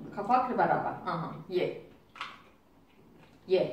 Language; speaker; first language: Turkish; non-native, learner; Azerbaijani